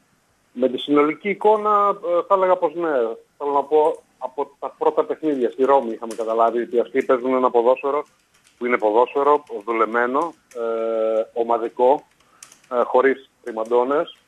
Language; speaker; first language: Greek; native; Greek